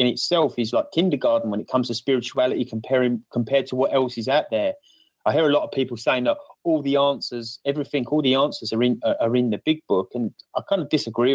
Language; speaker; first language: English; native; English